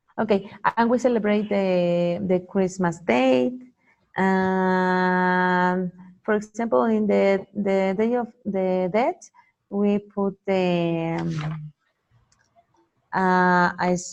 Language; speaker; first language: English; non-native, learner; Spanish